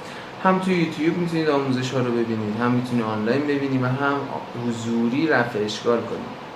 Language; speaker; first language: Persian; native; Persian